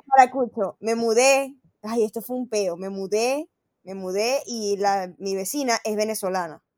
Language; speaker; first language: Spanish; native; Spanish